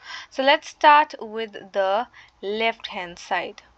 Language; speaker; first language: English; non-native, local second language; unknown